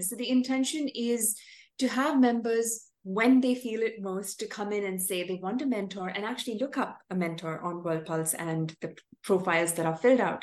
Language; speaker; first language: English; non-native, local second language; Tamil